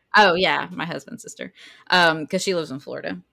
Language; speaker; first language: English; native; English